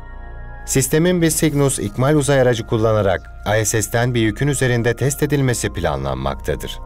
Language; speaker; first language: Turkish; native; Turkish